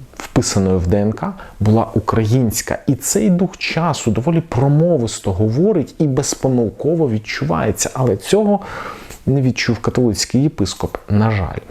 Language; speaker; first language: Ukrainian; non-native, local second language; Russian